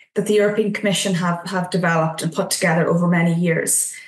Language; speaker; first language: English; native; English